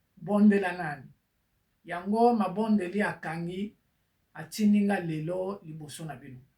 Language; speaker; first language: Lingala; native; Lingala